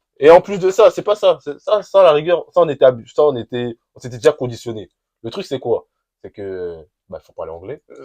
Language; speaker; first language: French; native; French